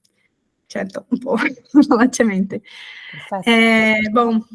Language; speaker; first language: Italian; non-native, fluent; Portuguese